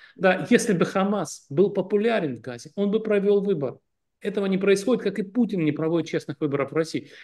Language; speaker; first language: Russian; native; Russian